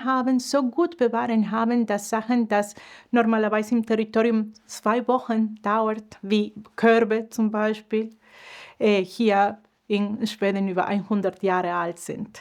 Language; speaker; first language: German; non-native, fluent; Spanish